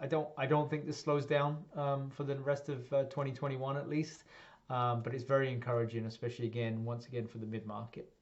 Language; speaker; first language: English; native; English